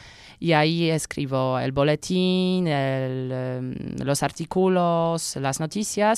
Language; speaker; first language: Spanish; non-native, learner; Polish